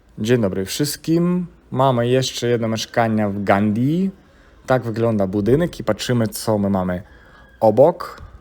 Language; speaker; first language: Polish; non-native, fluent; Ukrainian